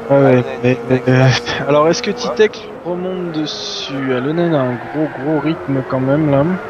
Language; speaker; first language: French; native; French